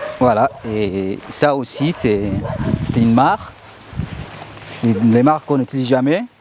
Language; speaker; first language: French; non-native, learner; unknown